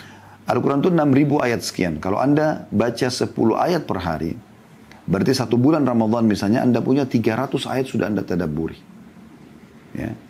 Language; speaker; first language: Indonesian; native; Indonesian